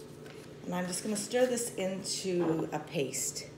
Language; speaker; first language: English; native; English